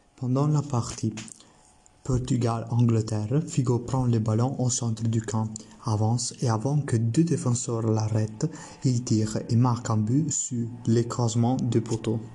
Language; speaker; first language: French; non-native, learner; Italian